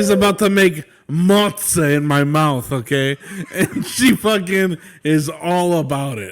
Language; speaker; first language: English; native; English